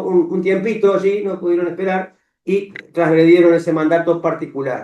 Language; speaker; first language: Spanish; native; Spanish